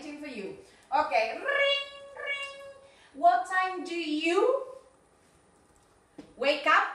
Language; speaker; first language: English; non-native, fluent; Spanish